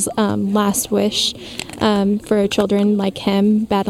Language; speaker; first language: English; native; English